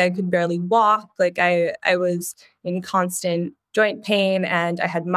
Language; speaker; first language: English; native; English